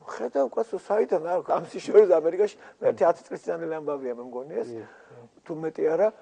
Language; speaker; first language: Georgian; native; Georgian